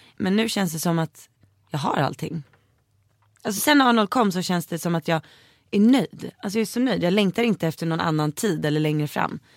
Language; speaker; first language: Swedish; native; Swedish